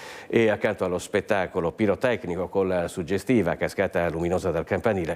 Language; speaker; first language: Italian; native; Italian